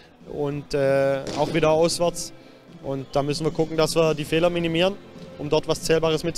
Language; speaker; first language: German; native; German